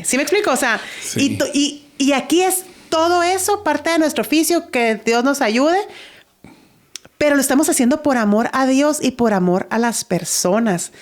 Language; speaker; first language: Spanish; native; Spanish